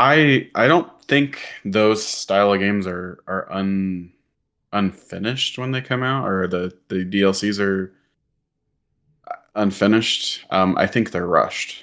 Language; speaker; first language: English; native; English